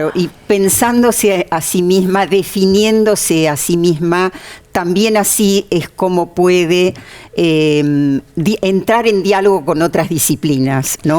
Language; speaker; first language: Spanish; native; Spanish